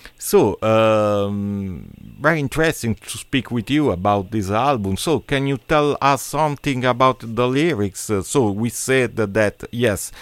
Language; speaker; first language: English; non-native, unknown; Italian